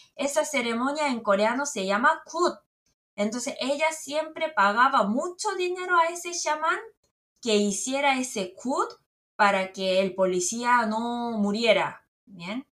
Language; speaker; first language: Spanish; non-native, fluent; Korean